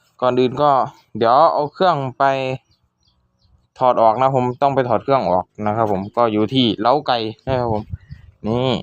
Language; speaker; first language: Thai; native; Thai